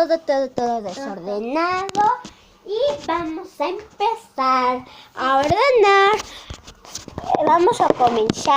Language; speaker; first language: Spanish; native; Spanish